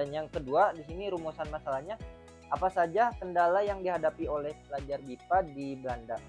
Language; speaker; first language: Indonesian; native; Indonesian